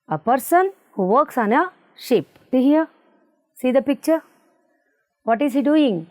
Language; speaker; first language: English; non-native, local second language; Kannada